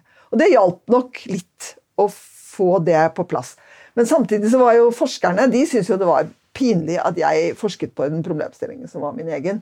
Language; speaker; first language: Norwegian; native; Norwegian